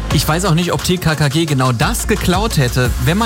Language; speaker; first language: German; native; German